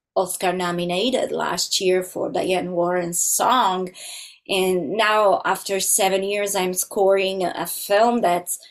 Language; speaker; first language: English; non-native, fluent; Italian